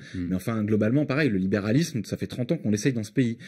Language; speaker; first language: French; native; French